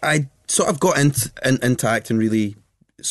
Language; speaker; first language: English; native; English